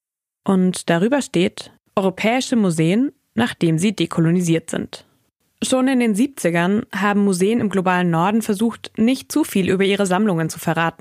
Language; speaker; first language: German; native; German